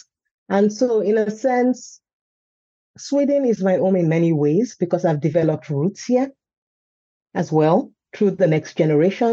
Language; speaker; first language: English; non-native, local second language; Yoruba